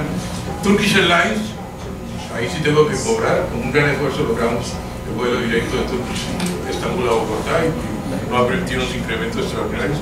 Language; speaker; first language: Spanish; native; Spanish